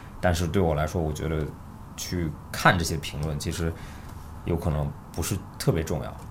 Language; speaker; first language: Chinese; early bilingual, heritage; Chinese